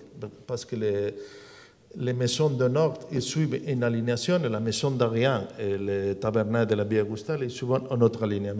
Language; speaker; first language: French; non-native, learner; Spanish